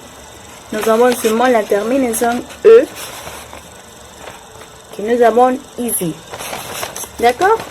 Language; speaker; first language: French; non-native, learner; Spanish